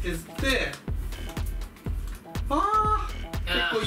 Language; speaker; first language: Japanese; native; Japanese